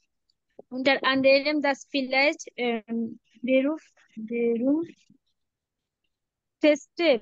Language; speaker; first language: German; non-native, learner; Bangla